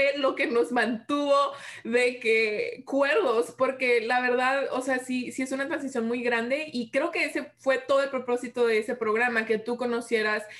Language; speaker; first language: Spanish; early bilingual, heritage; Spanish